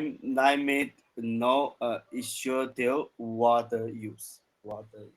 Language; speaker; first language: English; non-native, learner; Chinese